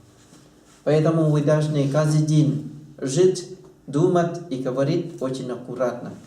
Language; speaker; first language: Russian; non-native, learner; Thai